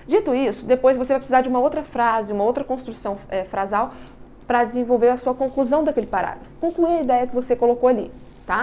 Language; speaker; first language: Portuguese; native; Portuguese